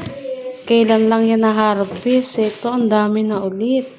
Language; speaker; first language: Filipino; native; Filipino